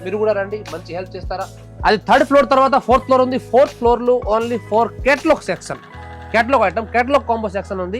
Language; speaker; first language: Telugu; non-native, local second language; Urdu